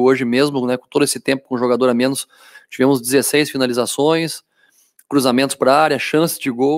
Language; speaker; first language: Portuguese; native; Portuguese